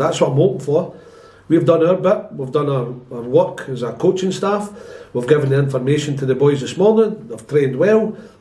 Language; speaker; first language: English; native; English